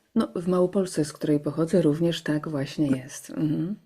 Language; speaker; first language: Polish; native; Polish